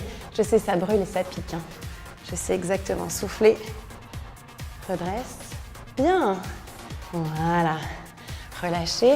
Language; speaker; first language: French; native; French